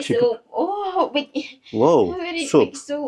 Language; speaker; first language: English; non-native, learner; Khmer